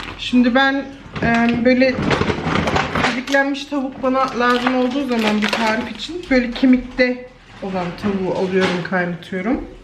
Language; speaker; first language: Turkish; early bilingual, heritage; Turkish